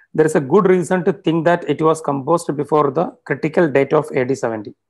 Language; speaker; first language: English; non-native, local second language; Malayalam